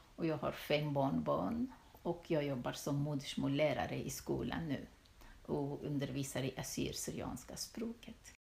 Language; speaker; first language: Swedish; non-native, fluent; Turoyo